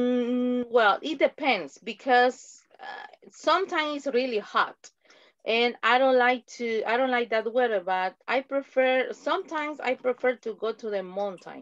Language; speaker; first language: English; non-native, fluent; Spanish